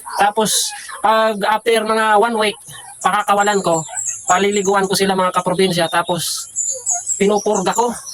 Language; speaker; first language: Filipino; non-native, local second language; Bikol